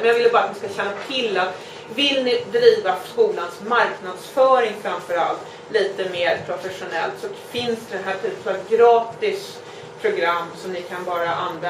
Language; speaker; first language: Swedish; native; Swedish